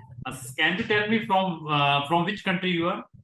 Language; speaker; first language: English; non-native, local second language; Hindi